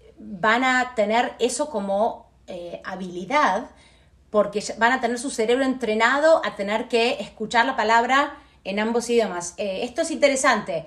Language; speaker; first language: Spanish; native; Spanish